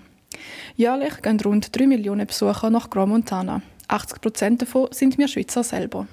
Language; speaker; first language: German; native; German